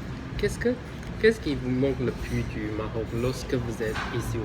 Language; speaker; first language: French; non-native, learner; Chinese